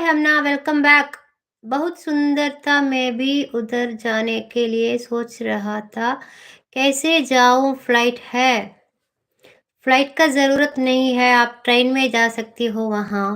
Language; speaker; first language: Hindi; non-native, local second language; Malayalam